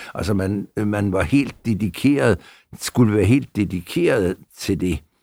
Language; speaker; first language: Danish; native; Danish